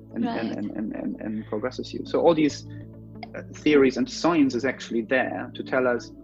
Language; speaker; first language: English; non-native, fluent; German